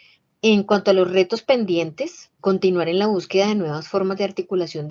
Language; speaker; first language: Spanish; native; Spanish